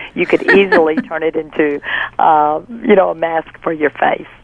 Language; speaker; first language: English; native; English